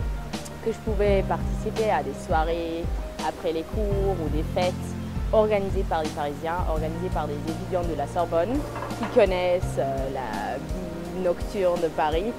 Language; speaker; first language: French; non-native, fluent; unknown